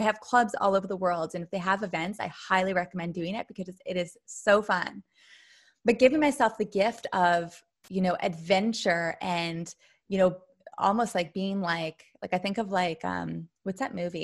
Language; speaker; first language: English; native; English